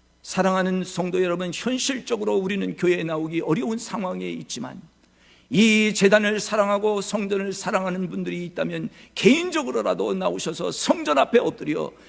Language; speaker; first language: Korean; native; Korean